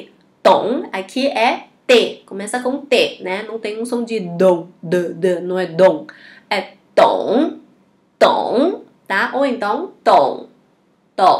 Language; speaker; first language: Portuguese; non-native, fluent; Chinese